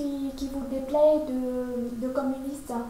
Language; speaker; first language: French; non-native, fluent; Vietnamese